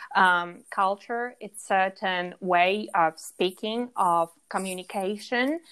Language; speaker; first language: English; non-native, fluent; Polish